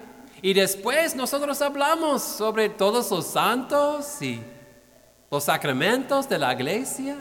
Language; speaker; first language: Spanish; non-native, fluent; English